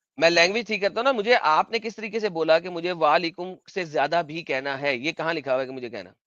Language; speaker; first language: Urdu; non-native, local second language; Punjabi